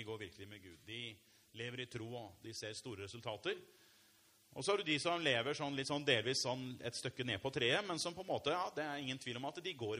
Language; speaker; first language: Norwegian; native; Norwegian